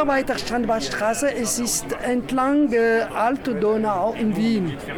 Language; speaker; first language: German; non-native, learner; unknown